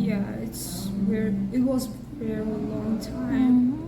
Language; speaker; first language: English; non-native, learner; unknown